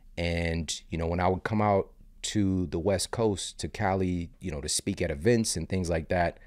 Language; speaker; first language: English; native; English